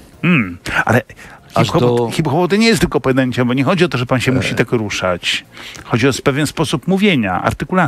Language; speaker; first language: Polish; native; Polish